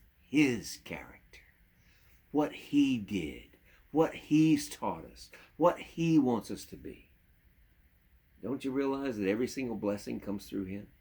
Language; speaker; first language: English; native; English